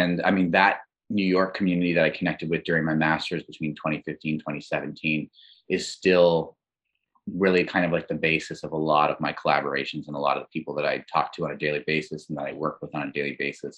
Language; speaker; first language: English; native; English